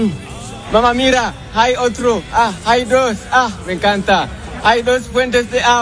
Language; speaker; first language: Spanish; non-native, learner; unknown